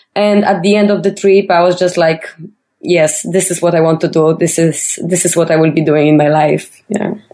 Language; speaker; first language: English; non-native, fluent; Polish